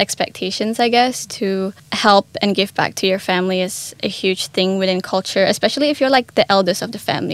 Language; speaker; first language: English; non-native, local second language; Malay